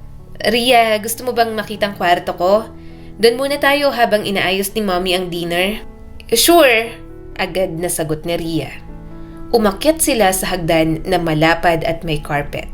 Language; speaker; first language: Filipino; native; Filipino